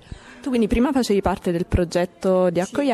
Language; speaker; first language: Italian; native; Italian